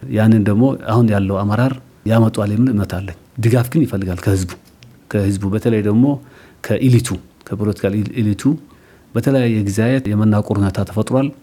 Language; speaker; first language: Amharic; non-native, local second language; Somali